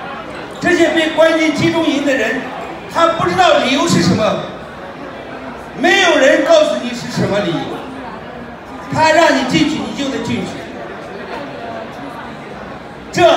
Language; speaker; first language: Chinese; non-native, local second language; Uyghur